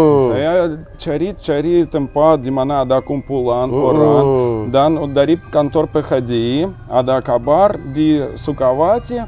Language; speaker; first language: Indonesian; non-native, learner; Russian